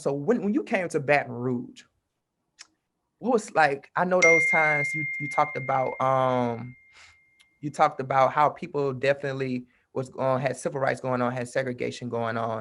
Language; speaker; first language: English; native; English